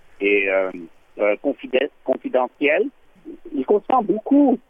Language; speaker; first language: French; non-native, learner; English